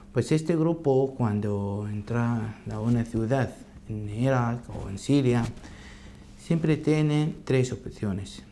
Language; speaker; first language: Spanish; non-native, learner; Arabic